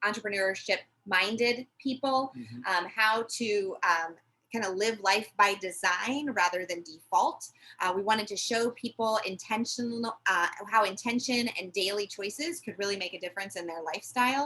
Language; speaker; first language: English; native; English